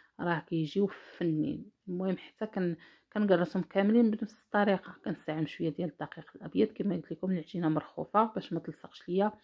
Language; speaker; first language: Arabic; native; Arabic